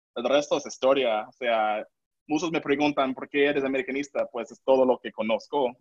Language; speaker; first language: Spanish; non-native, local second language; English